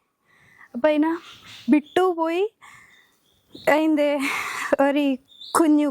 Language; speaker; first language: Malayalam; non-native, local second language; Hindi